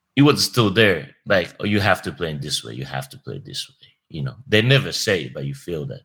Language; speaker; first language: English; non-native, fluent; Japanese